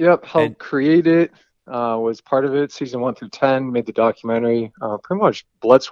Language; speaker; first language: English; native; English